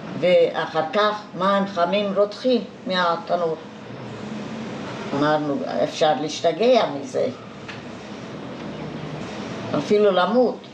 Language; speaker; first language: Hebrew; non-native, fluent; Hungarian